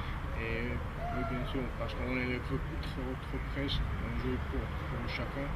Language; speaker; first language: French; non-native, learner; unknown